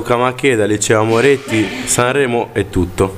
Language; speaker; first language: Italian; native; Italian